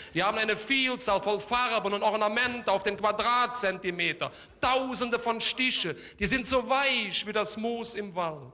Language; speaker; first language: German; native; German